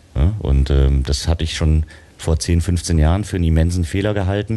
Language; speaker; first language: German; native; German